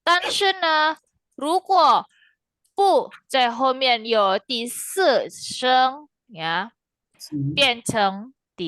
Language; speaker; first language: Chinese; non-native, fluent; Indonesian